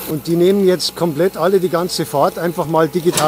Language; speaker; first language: German; native; German